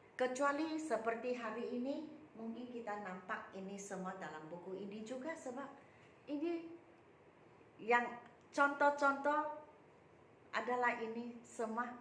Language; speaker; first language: Malay; non-native, local second language; Chinese